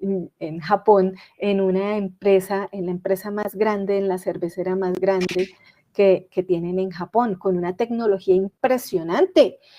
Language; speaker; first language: Spanish; native; Spanish